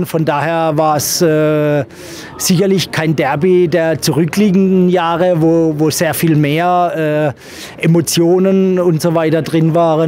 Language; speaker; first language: German; native; German